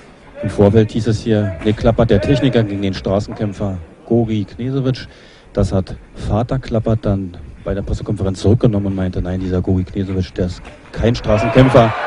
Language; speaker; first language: German; native; German